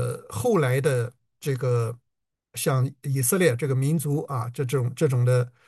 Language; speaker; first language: Chinese; native; Chinese